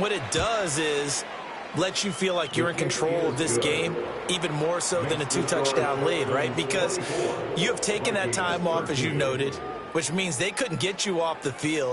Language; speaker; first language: English; native; English